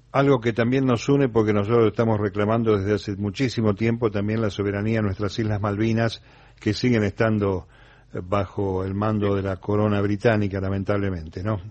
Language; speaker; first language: Spanish; native; Spanish